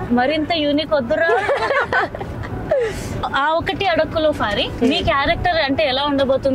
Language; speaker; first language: Telugu; native; Telugu